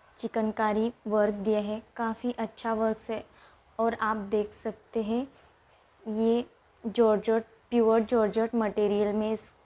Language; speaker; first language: Hindi; native; Hindi